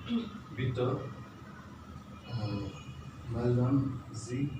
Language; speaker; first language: German; non-native, learner; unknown